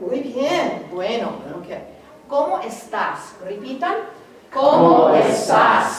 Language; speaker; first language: Spanish; non-native, fluent; English